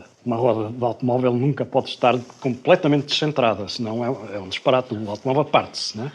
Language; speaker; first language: Portuguese; native; Portuguese